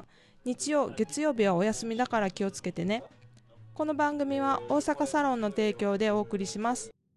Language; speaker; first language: Japanese; native; Japanese